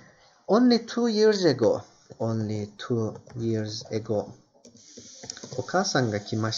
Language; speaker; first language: Japanese; non-native, fluent; Turkish